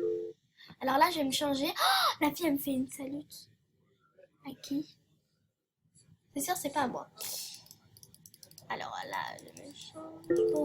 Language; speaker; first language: French; native; French